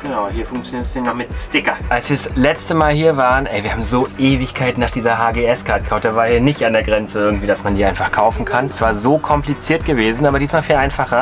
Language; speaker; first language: German; native; German